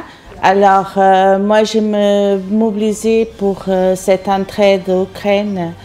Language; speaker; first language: French; non-native, fluent; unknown